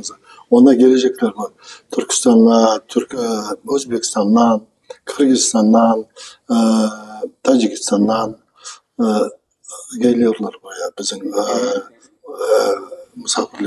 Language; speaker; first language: Turkish; non-native, learner; Kazakh